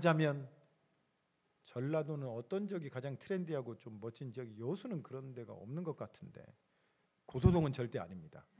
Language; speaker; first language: Korean; native; Korean